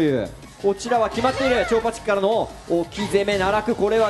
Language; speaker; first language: Japanese; native; Japanese